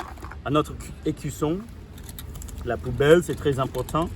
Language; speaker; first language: French; non-native, fluent; English